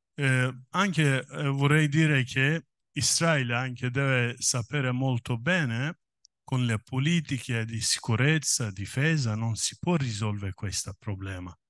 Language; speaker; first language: Italian; non-native, learner; Kurdish